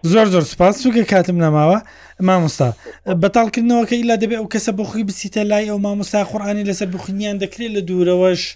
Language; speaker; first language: Central Kurdish; native; Central Kurdish